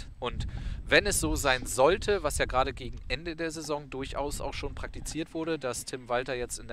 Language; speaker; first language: German; native; German